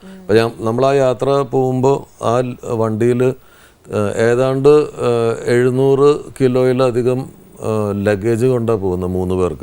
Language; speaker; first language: Malayalam; native; Malayalam